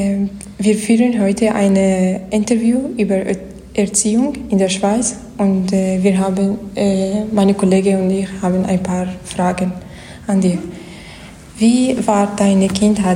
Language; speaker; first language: German; non-native, learner; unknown